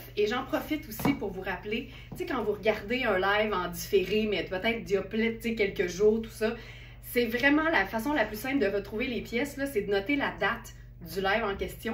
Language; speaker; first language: French; native; French